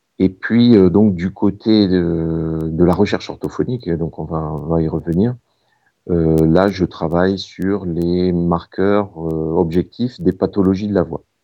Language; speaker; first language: French; native; French